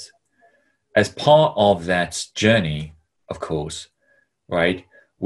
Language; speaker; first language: English; native; English